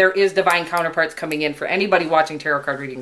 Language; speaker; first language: English; native; English